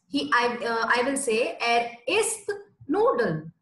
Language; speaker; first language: German; non-native, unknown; Hindi